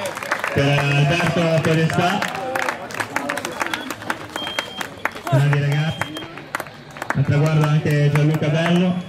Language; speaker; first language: Italian; native; Italian